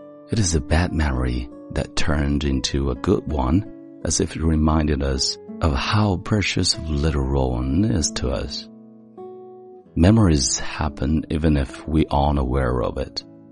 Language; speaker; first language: English; non-native, fluent; Chinese